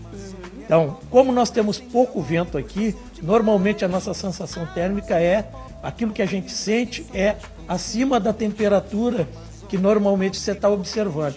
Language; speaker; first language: Portuguese; native; Portuguese